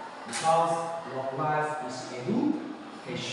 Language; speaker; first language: English; non-native, learner; Indonesian